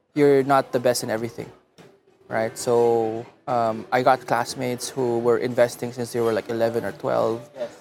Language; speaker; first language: English; non-native, local second language; Filipino